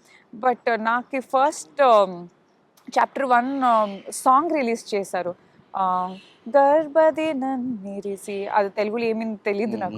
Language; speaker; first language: Telugu; non-native, learner; Kannada